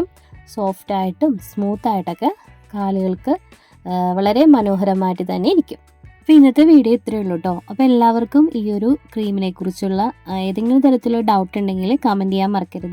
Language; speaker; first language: Malayalam; native; Malayalam